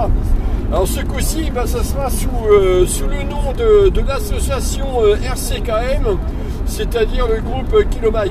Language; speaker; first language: French; native; French